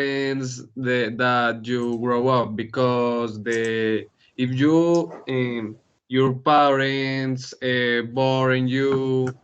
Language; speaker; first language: English; non-native, learner; Spanish